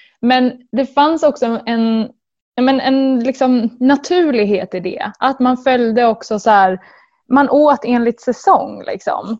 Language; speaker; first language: Swedish; native; Swedish